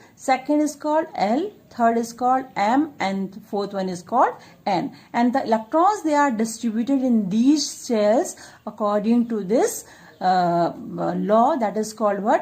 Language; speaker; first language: English; non-native, local second language; Hindi